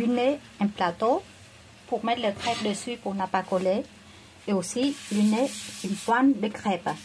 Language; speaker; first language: French; non-native, learner; Vietnamese